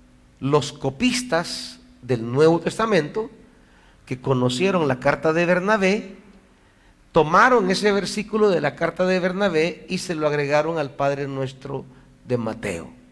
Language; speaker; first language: Spanish; native; Spanish